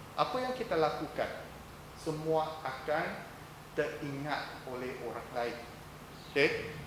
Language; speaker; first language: Malay; non-native, local second language; Chinese